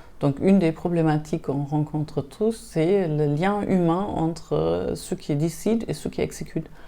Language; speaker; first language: French; non-native, fluent; German